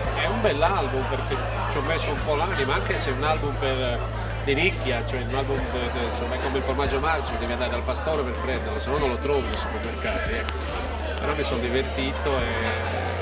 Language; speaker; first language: Italian; native; Italian